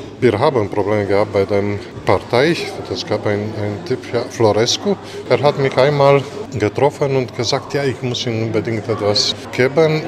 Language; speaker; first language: German; non-native, fluent; Romanian